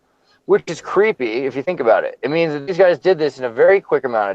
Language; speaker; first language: English; native; English